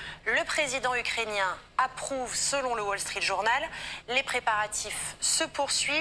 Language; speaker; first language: French; native; French